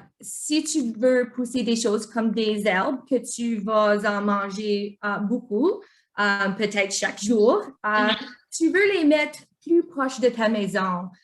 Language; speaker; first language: French; non-native, local second language; English